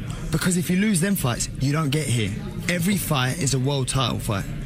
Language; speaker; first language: English; early bilingual, other home language; Spanish